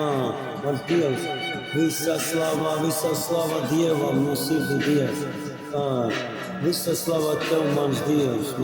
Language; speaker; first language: Latvian; non-native, local second language; Russian